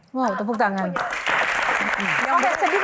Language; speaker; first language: Indonesian; native; Indonesian